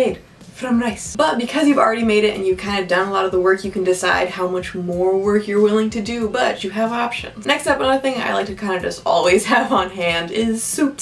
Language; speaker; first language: English; native; English